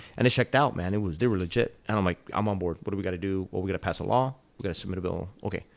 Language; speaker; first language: English; native; English